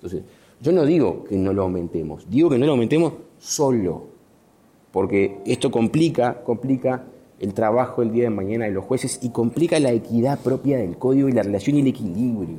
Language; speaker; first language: Spanish; native; Spanish